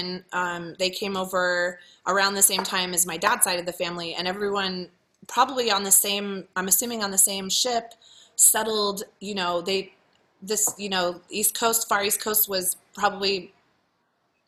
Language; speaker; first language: English; native; English